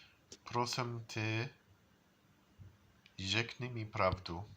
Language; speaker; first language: Czech; non-native, learner; English